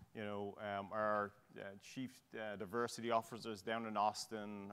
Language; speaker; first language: English; native; English